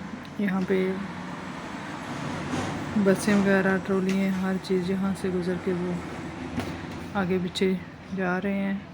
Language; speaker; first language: Hindi; native; Hindi